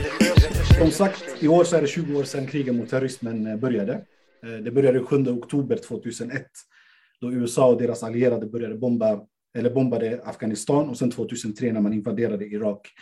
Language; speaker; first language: Swedish; native; Swedish